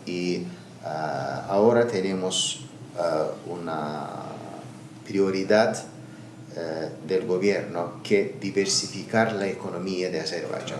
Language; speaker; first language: Spanish; non-native, learner; Azerbaijani